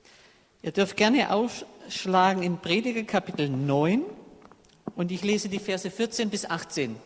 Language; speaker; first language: German; native; German